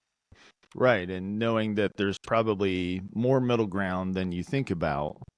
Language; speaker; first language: English; native; English